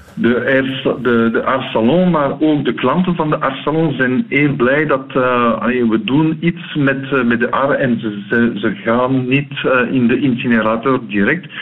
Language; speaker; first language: Dutch; non-native, learner; French